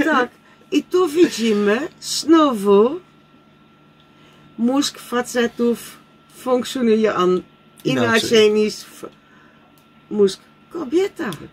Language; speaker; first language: Polish; non-native, learner; Dutch